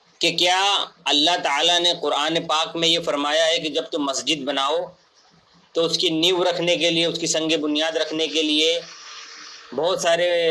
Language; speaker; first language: Urdu; native; Urdu